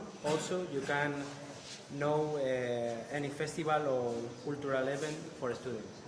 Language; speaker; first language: English; non-native, learner; Spanish